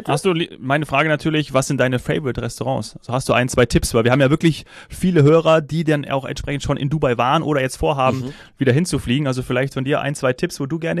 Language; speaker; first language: German; native; German